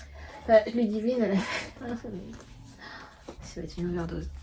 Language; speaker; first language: French; native; French